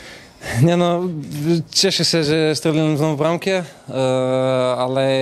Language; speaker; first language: Polish; non-native, fluent; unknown